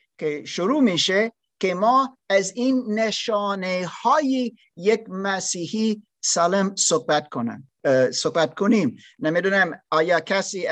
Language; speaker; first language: Persian; non-native, learner; German